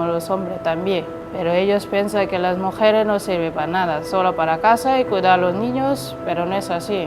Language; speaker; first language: Spanish; non-native, learner; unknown